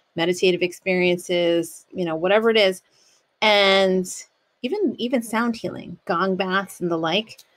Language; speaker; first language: English; native; English